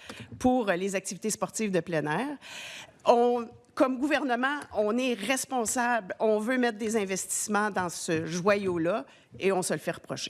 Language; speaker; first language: French; native; French